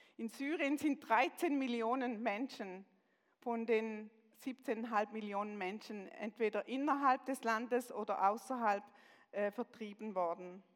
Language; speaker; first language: German; native; German